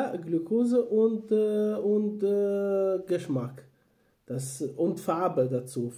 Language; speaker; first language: German; non-native, learner; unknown